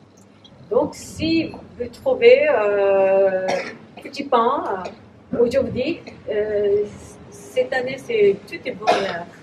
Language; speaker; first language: French; non-native, learner; Japanese